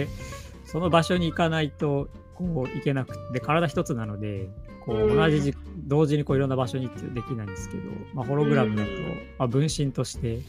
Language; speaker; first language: Japanese; native; Japanese